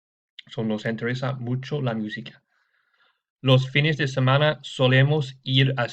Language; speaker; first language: Spanish; non-native, fluent; English